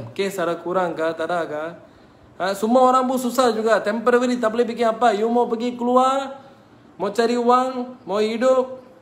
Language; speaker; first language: Malay; non-native, local second language; Tamil